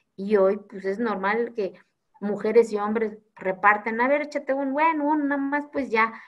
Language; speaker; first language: Spanish; non-native, local second language; Zapotec